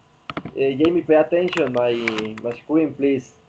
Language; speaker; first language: English; non-native, learner; Spanish